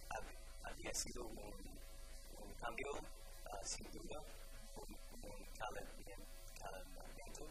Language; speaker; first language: Spanish; non-native, fluent; English